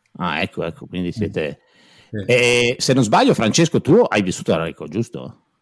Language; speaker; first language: Italian; native; Italian